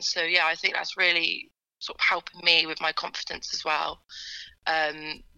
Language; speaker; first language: English; native; English